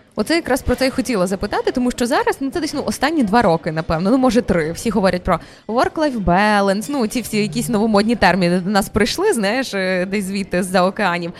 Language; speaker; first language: Ukrainian; native; Ukrainian